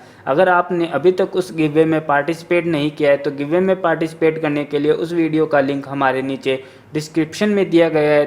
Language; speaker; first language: Hindi; native; Hindi